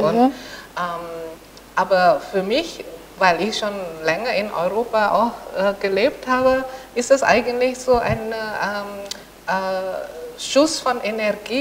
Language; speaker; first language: German; non-native, fluent; Indonesian